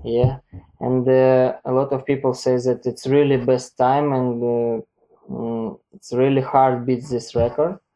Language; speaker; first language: English; non-native, learner; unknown